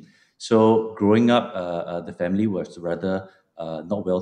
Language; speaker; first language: English; non-native, local second language; Min Nan Chinese